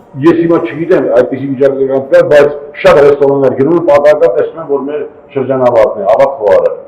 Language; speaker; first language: Armenian; native; Armenian